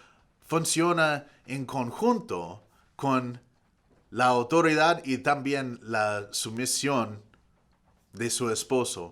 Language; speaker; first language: Spanish; non-native, fluent; English